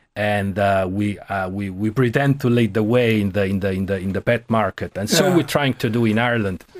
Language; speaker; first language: English; non-native, fluent; Italian